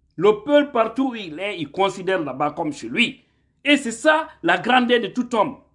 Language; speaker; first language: French; non-native, local second language; Fula